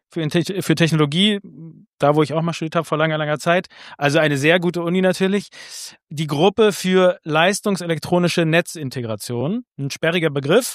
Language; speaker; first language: German; native; German